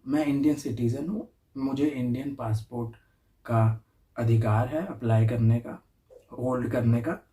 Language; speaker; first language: Hindi; native; Hindi